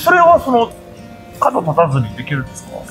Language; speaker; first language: Japanese; native; Japanese